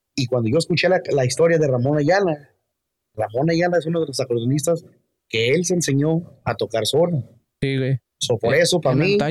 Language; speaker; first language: Spanish; early bilingual, heritage; Spanish